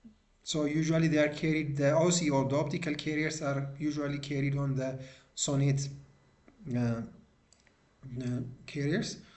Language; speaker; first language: English; non-native, local second language; Amharic